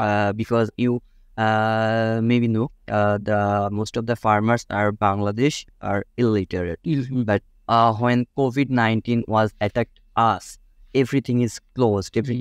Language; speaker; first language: English; non-native, local second language; Bangla